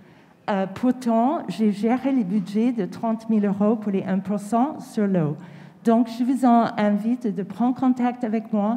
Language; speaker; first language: French; non-native, fluent; English